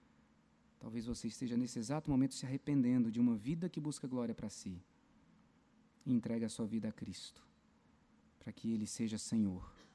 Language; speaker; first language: Portuguese; native; Portuguese